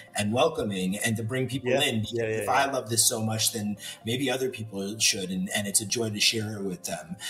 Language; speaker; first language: English; native; English